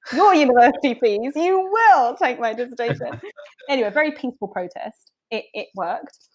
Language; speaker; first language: English; early bilingual, other home language; Bosnian